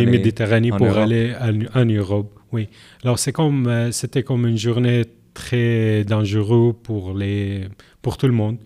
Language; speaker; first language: French; non-native, learner; Arabic